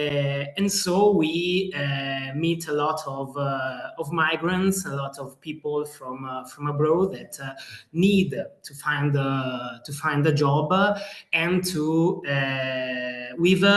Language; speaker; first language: English; non-native, fluent; Italian